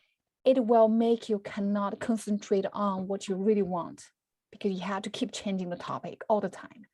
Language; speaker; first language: English; non-native, fluent; Chinese